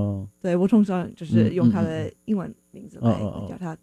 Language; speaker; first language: Chinese; non-native, fluent; English